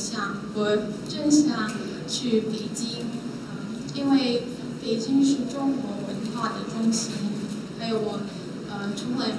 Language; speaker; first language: Chinese; non-native, learner; Korean